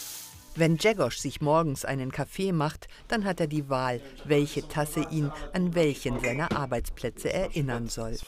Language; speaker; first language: German; native; German